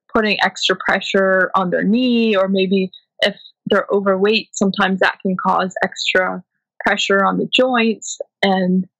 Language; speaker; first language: English; native; English